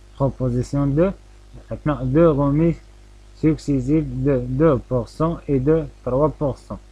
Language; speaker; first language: French; non-native, local second language; Arabic